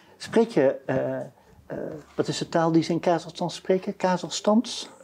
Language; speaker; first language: Dutch; native; Dutch